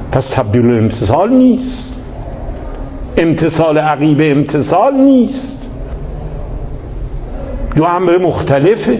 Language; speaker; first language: Persian; native; Persian